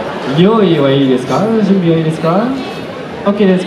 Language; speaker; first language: Japanese; non-native, fluent; French